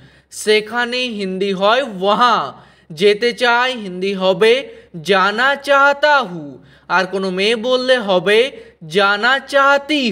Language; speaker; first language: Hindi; non-native, local second language; Bangla